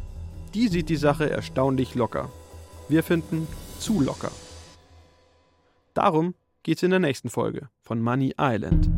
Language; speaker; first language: German; native; German